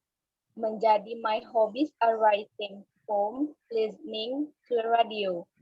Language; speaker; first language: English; non-native, learner; Indonesian